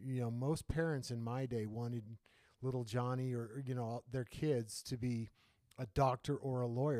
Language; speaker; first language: English; native; English